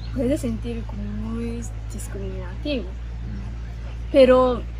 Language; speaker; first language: Spanish; non-native, fluent; Japanese